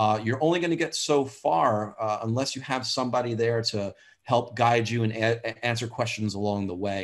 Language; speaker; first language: English; native; English